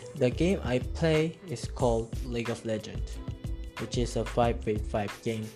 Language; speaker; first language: English; early bilingual, other home language; Korean